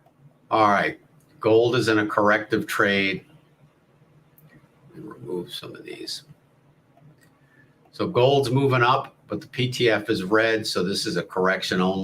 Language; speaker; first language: English; native; English